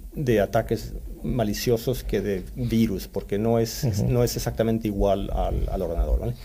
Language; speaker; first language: Spanish; early bilingual, other home language; Swedish